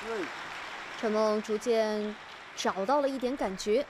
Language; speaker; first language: Chinese; native; Chinese